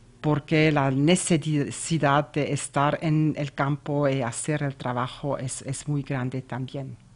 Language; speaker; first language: Spanish; non-native, learner; German